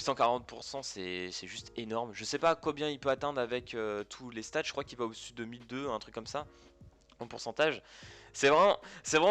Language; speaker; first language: French; native; French